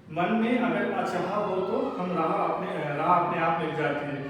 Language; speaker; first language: Hindi; non-native, local second language; Telugu